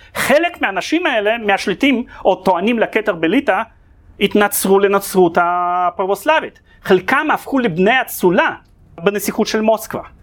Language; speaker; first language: Hebrew; non-native, fluent; Russian